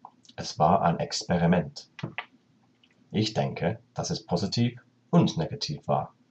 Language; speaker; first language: German; non-native, learner; English